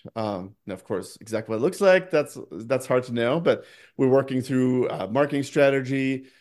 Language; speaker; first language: English; non-native, fluent; Norwegian